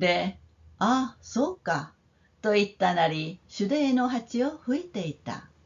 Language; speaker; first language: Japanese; non-native, fluent; Korean